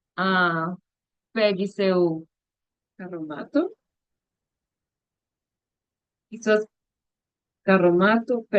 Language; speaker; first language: Portuguese; non-native, learner; Spanish